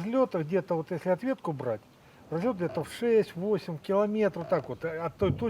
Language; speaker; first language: Russian; native; Russian